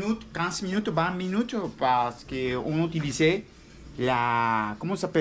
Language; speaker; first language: French; non-native, learner; Spanish